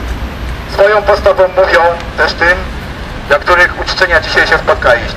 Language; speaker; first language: Polish; native; Polish